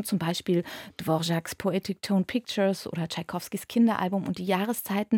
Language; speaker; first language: German; native; German